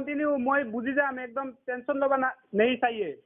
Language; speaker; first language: Hindi; non-native, local second language; Assamese